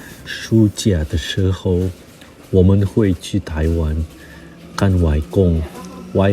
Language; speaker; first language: Chinese; non-native, fluent; Indonesian